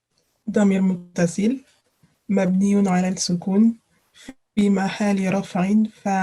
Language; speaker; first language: Arabic; non-native, learner; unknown